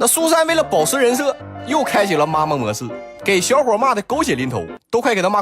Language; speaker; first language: Chinese; native; Chinese